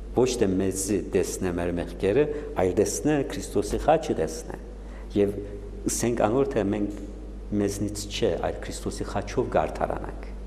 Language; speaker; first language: Armenian; native; Armenian